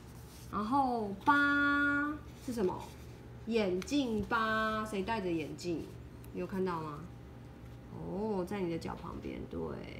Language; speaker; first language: Chinese; native; Chinese